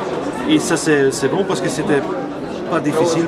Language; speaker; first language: French; non-native, local second language; Dutch